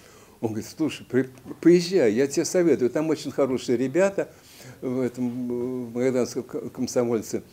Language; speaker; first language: Russian; native; Russian